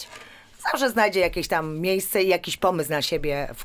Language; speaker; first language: Polish; native; Polish